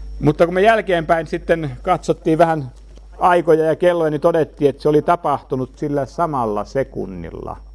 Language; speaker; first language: Finnish; native; Finnish